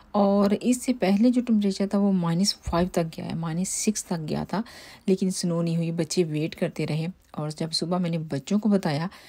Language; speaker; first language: Urdu; native; Urdu